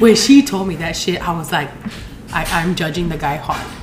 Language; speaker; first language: English; early bilingual, other home language; Spanish